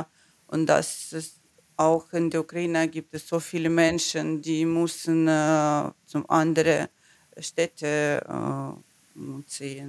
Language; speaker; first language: German; non-native, learner; Ukrainian